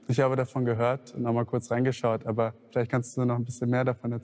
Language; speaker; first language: German; native; German